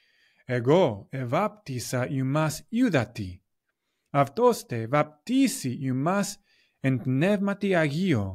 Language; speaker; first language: Greek; non-native, fluent; English